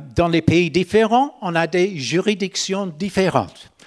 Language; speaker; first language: French; non-native, fluent; English